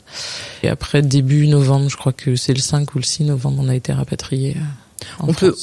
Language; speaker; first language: French; native; French